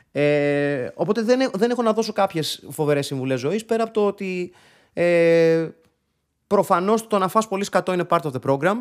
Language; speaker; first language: Greek; native; Greek